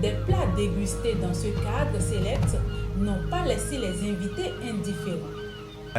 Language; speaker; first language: French; native; French